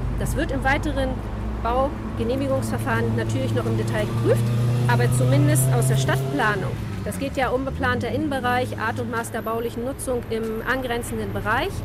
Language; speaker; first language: German; native; German